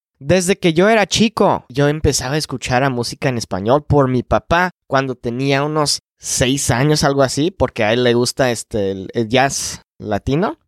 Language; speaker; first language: Spanish; non-native, fluent; English